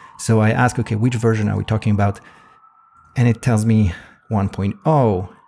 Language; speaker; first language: English; non-native, fluent; Polish